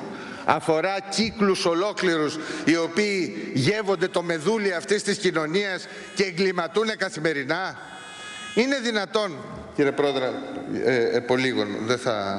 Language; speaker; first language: Greek; native; Greek